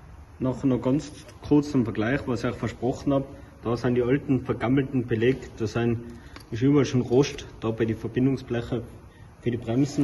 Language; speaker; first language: German; native; German